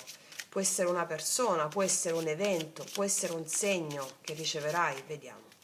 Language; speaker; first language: Italian; native; Italian